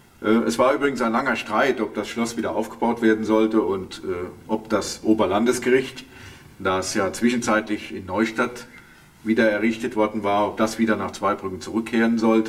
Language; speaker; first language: German; native; German